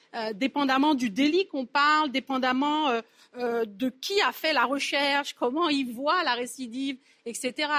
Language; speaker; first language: French; native; French